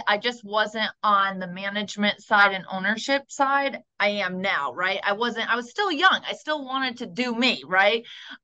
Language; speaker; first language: English; native; English